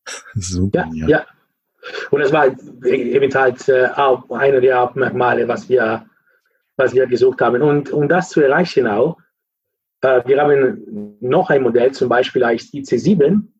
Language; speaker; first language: German; non-native, fluent; Italian